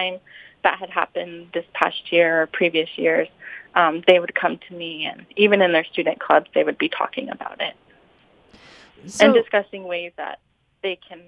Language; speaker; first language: English; native; English